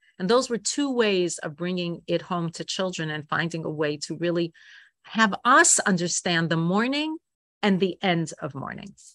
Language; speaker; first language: English; native; English